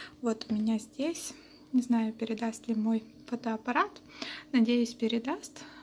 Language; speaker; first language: Russian; non-native, local second language; Ukrainian